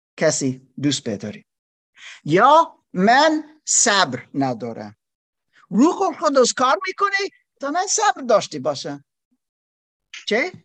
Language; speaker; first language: Persian; non-native, learner; German